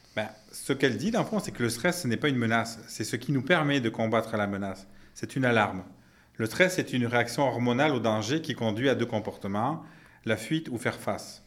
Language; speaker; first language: French; native; French